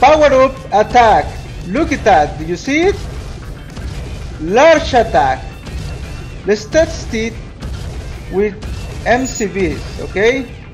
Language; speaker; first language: English; non-native, learner; Spanish